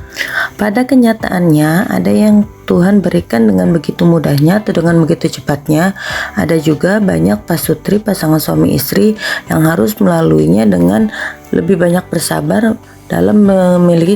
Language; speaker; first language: Indonesian; native; Indonesian